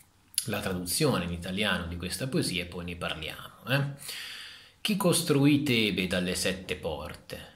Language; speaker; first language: Italian; native; Italian